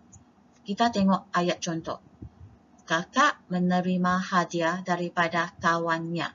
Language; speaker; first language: Indonesian; non-native, local second language; Chinese